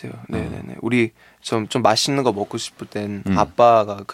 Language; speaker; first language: Korean; early bilingual, heritage; Korean